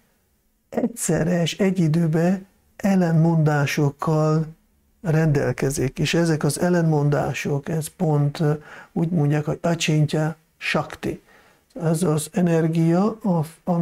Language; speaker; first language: Hungarian; non-native, fluent; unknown